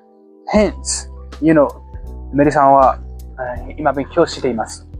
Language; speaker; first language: Japanese; non-native, learner; English